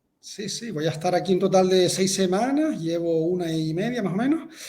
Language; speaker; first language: Spanish; native; Spanish